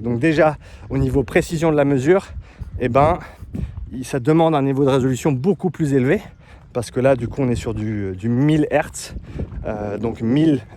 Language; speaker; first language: French; native; French